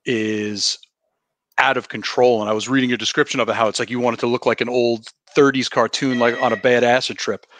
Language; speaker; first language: English; native; English